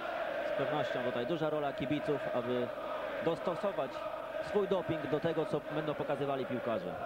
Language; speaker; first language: Polish; native; Polish